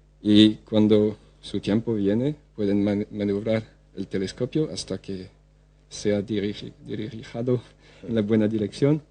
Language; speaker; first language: Spanish; non-native, fluent; French